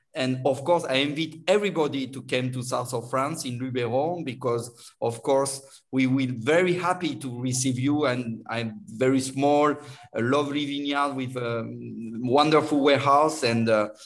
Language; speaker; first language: English; non-native, learner; French